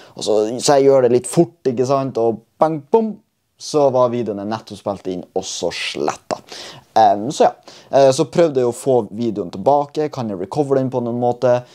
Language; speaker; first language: Norwegian; native; Norwegian